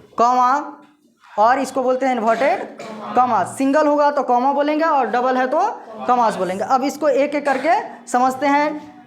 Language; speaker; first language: Hindi; native; Hindi